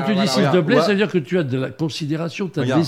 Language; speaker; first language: French; native; French